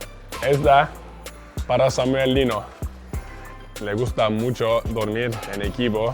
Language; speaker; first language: Spanish; non-native, learner; Turkish